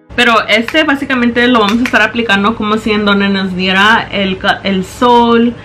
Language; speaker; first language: Spanish; early bilingual, heritage; Spanish